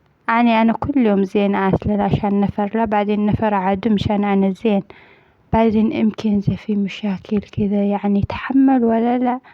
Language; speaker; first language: Arabic; non-native, learner; Amharic